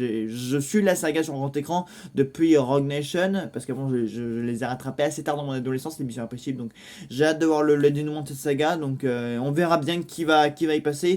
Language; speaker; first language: French; native; French